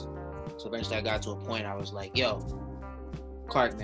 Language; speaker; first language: English; native; English